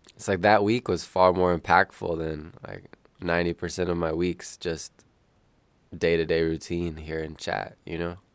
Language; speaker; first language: English; native; English